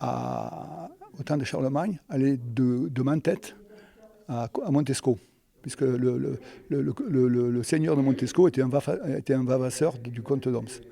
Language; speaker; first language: French; native; French